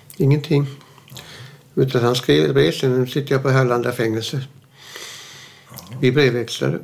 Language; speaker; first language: Swedish; early bilingual, other home language; German